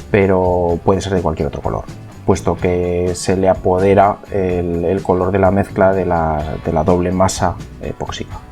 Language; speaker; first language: Spanish; native; Spanish